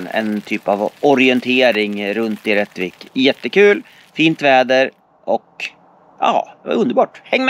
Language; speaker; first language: Swedish; native; Swedish